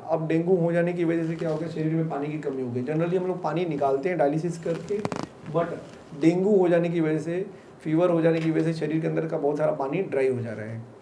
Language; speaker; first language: Hindi; native; Hindi